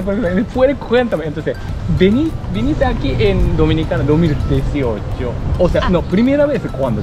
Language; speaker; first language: Spanish; non-native, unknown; Japanese